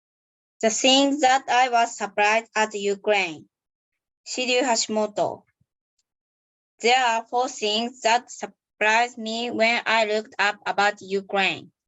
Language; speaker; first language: English; non-native, learner; Japanese